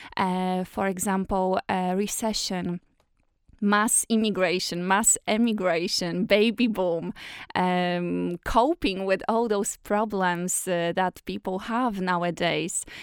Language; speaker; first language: English; non-native, fluent; Polish